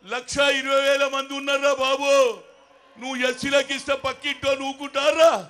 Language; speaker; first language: Hindi; non-native, local second language; Telugu